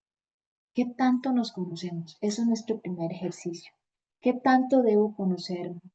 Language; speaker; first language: Spanish; native; Spanish